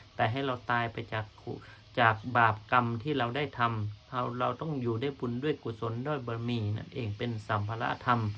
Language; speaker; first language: Thai; native; Thai